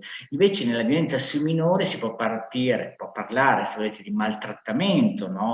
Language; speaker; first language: Italian; native; Italian